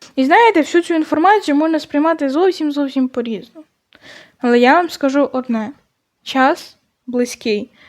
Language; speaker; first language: Ukrainian; non-native, local second language; Russian